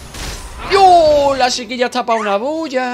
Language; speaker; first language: Spanish; native; Spanish